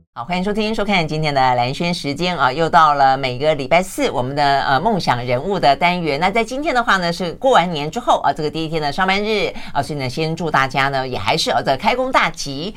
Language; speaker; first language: Chinese; native; Chinese